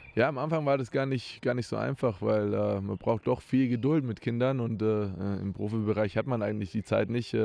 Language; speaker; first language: German; native; German